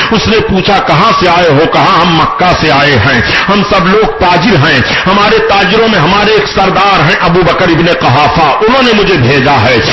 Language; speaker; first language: Urdu; native; Urdu